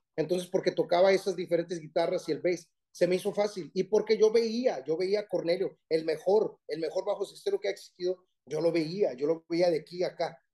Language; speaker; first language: Spanish; early bilingual, heritage; Spanish